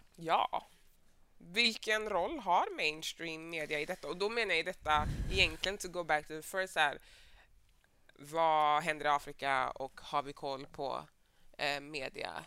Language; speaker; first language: Swedish; native; Swedish